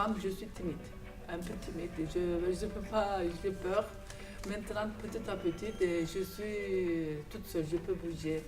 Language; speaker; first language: French; non-native, learner; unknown